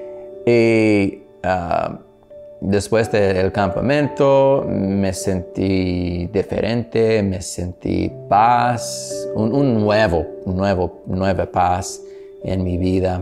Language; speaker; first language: Spanish; non-native, learner; English